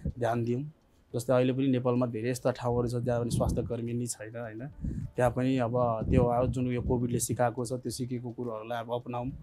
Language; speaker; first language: Nepali; non-native, local second language; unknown